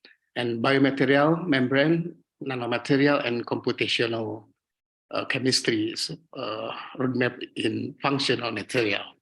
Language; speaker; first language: English; non-native, learner; Indonesian